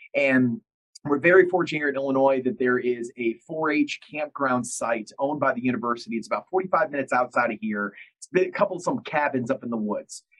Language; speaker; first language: English; native; English